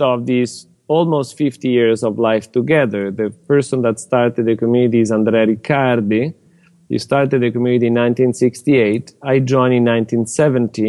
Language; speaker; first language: English; non-native, fluent; Italian